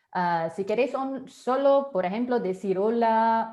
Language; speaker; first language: Spanish; non-native, fluent; Portuguese